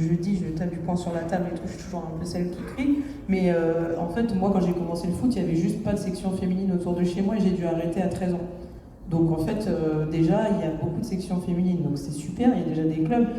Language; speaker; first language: French; native; French